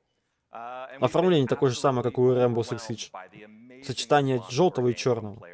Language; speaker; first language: Russian; native; Russian